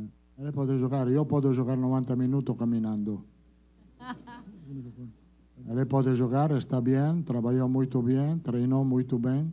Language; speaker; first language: Portuguese; non-native, learner; Italian